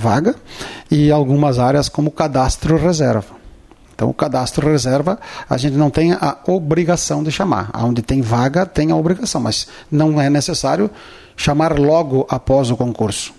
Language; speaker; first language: Portuguese; native; Portuguese